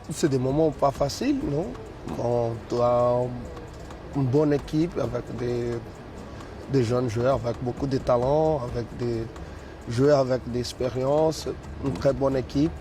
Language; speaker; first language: French; non-native, fluent; Portuguese